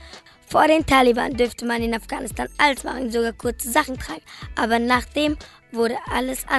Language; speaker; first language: German; early bilingual, other home language; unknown